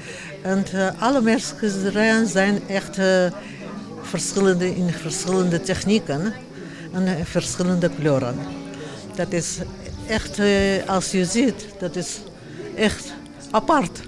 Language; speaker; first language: Dutch; non-native, fluent; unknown